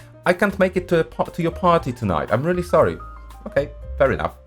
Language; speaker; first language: English; non-native, fluent; Polish